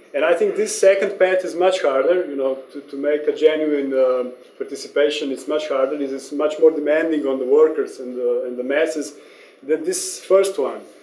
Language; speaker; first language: English; non-native, fluent; Slovenian